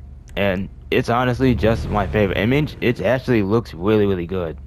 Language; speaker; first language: English; native; English